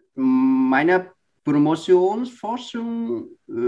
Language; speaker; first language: German; non-native, fluent; Vietnamese